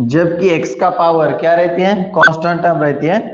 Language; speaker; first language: Hindi; non-native, local second language; Marathi